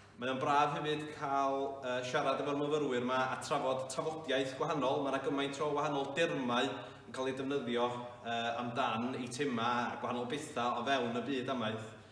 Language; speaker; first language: Welsh; native; Welsh